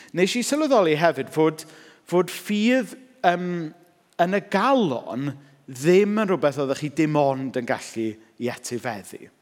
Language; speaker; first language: Welsh; native; Welsh